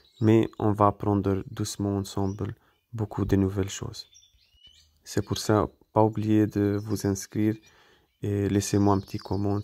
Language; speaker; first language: French; non-native, fluent; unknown